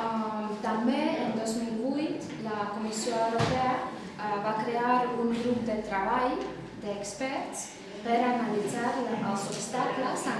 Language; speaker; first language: Catalan; non-native, fluent; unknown